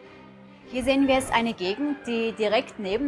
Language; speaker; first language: German; native; German